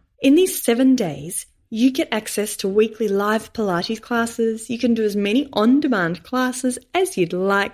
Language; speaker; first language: English; native; English